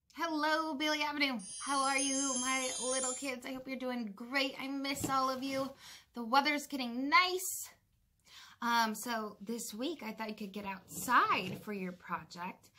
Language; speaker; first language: English; native; English